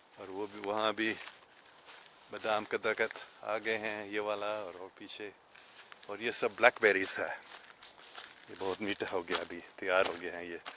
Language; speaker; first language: Urdu; non-native, fluent; English